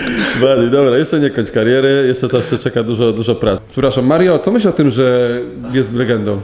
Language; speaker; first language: Polish; native; Polish